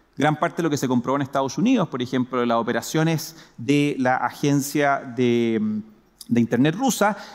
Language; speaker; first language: Spanish; native; Spanish